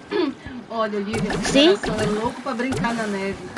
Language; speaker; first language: Portuguese; native; Portuguese